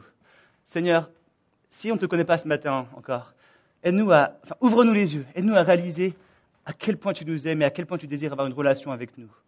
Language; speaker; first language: French; native; French